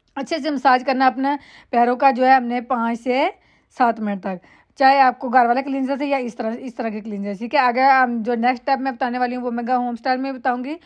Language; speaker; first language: Urdu; non-native, local second language; Punjabi